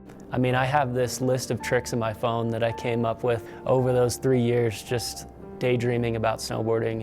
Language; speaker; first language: English; native; English